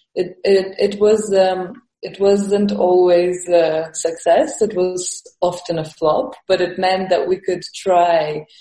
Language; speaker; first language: English; early bilingual, other home language; Estonian